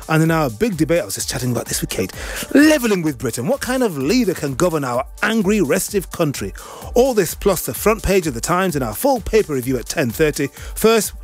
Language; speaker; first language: English; native; English